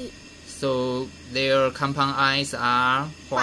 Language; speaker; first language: English; non-native, fluent; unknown